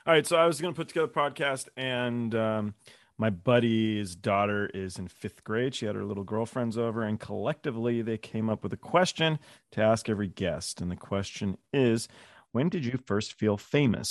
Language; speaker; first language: English; native; English